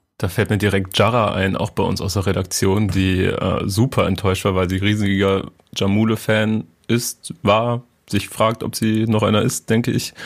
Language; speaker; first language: German; native; German